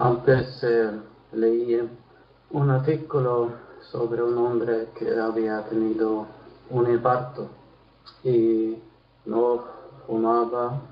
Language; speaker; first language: Spanish; non-native, learner; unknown